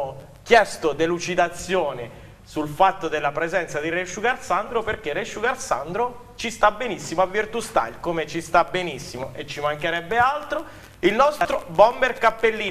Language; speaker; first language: Italian; native; Italian